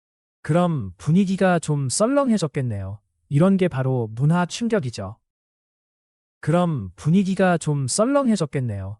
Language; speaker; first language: Korean; non-native, fluent; Chinese